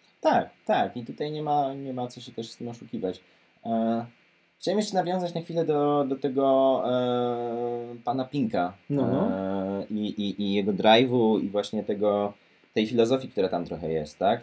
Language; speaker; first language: Polish; native; Polish